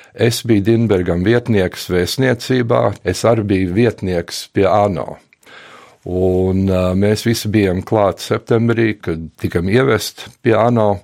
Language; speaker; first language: Latvian; early bilingual, heritage; Latvian